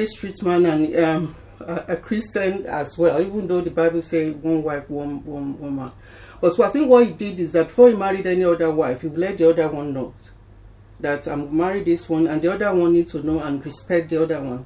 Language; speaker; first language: English; non-native, local second language; Yoruba